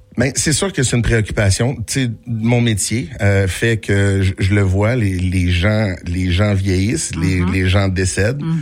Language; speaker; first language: French; native; French